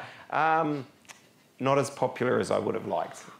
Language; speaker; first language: English; native; English